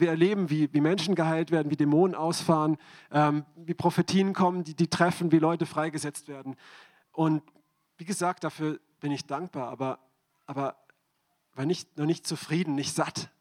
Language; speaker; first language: German; native; German